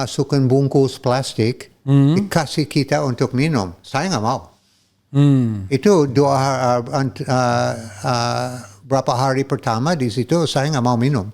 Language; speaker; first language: Indonesian; non-native, fluent; English